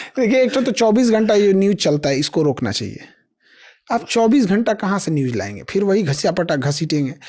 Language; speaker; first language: Hindi; native; Hindi